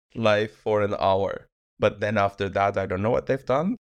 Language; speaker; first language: English; non-native, fluent; Arabic